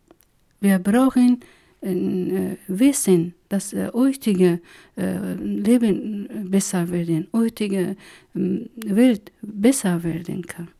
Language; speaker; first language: German; non-native, learner; Persian